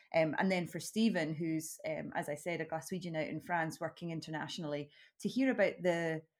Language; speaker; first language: English; native; English